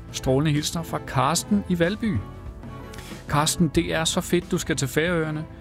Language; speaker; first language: Danish; native; Danish